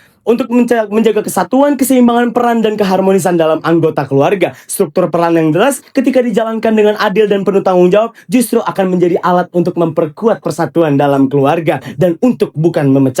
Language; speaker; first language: Indonesian; native; Indonesian